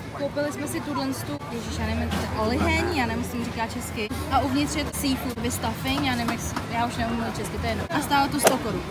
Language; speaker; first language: Czech; early bilingual, other home language; Vietnamese